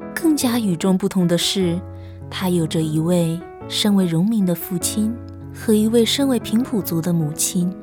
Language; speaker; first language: Chinese; native; Chinese